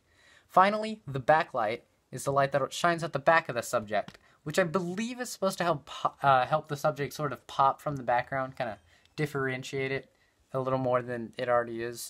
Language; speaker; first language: English; native; English